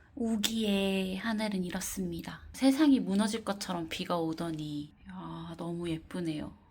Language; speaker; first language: Korean; native; Korean